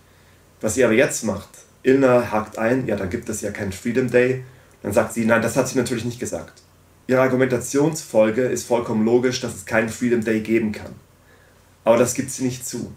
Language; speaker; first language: German; native; German